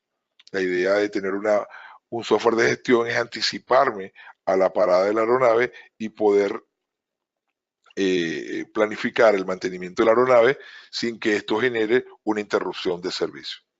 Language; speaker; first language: Spanish; native; Spanish